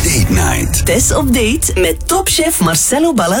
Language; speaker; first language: Dutch; native; Dutch